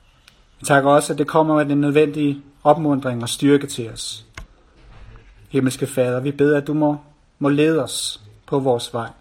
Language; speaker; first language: Danish; native; Danish